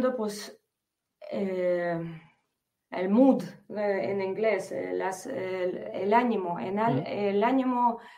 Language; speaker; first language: Spanish; non-native, fluent; Ukrainian